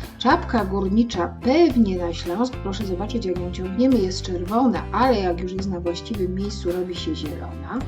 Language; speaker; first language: Polish; native; Polish